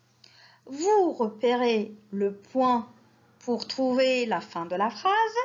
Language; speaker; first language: French; non-native, local second language; Arabic